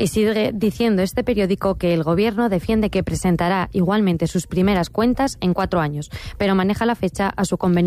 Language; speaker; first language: Spanish; native; Spanish